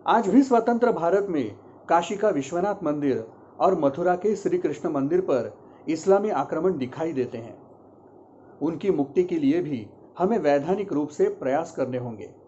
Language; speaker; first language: Hindi; non-native, local second language; Marathi